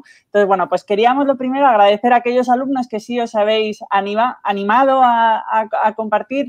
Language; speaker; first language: Spanish; native; Spanish